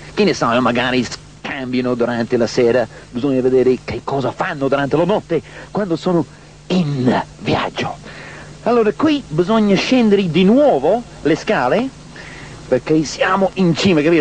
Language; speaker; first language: Italian; native; Italian